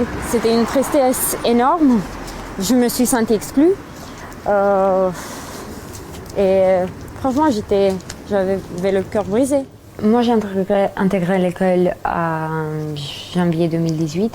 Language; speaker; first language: French; early bilingual, other home language; Romanian